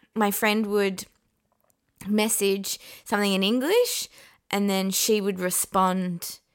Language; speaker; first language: English; non-native, fluent; Persian